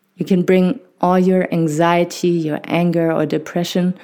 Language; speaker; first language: English; non-native, fluent; German